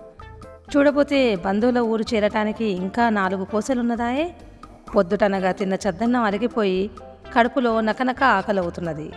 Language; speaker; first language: Telugu; native; Telugu